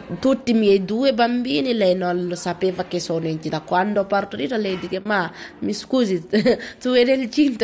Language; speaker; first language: Italian; non-native, learner; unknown